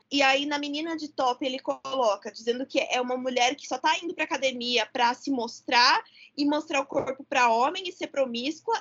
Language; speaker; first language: Portuguese; native; Portuguese